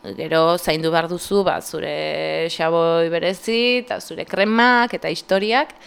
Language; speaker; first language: Basque; native; Basque